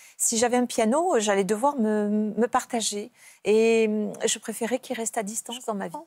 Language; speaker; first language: French; native; French